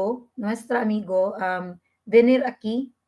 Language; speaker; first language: Spanish; non-native, learner; Filipino